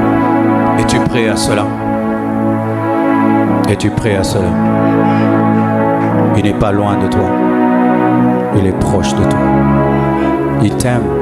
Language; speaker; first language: French; non-native, local second language; Lingala